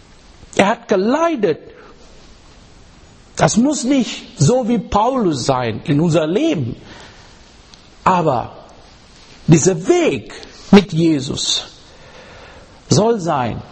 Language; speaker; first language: German; non-native, learner; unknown